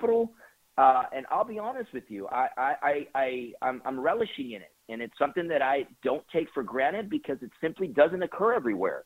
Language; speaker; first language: English; early bilingual, other home language; Spanish